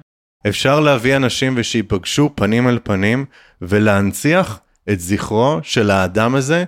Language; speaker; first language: Hebrew; native; Hebrew